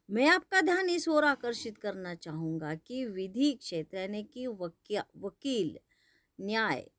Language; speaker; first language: Hindi; non-native, local second language; Marathi